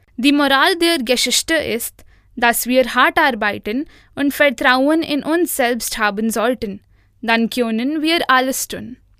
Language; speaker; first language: German; non-native, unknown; Hindi